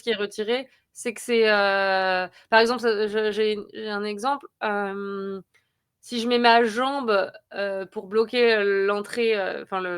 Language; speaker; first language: French; native; French